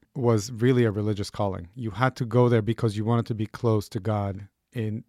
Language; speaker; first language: English; early bilingual, other home language; Hebrew